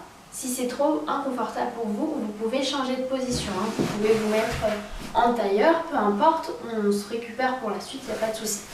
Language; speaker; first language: French; native; French